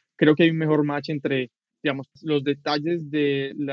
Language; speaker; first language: Spanish; native; Spanish